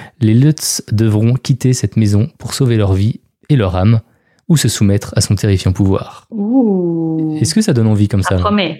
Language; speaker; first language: French; native; French